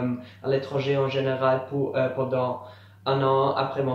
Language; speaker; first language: French; non-native, learner; German